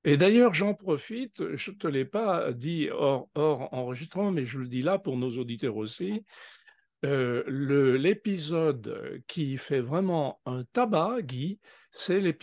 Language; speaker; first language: French; native; French